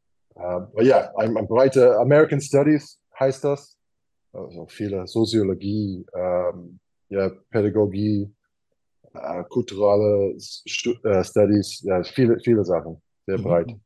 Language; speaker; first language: German; non-native, fluent; English